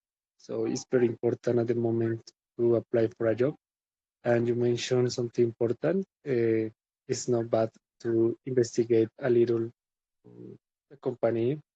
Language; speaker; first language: English; non-native, learner; Spanish